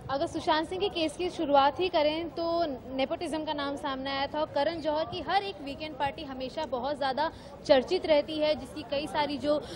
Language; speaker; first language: Hindi; native; Hindi